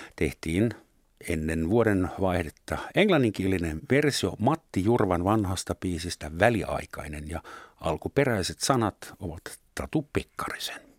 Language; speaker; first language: Finnish; non-native, fluent; German